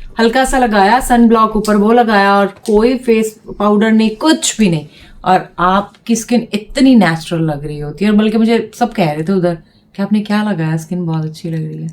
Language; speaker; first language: Urdu; native; Urdu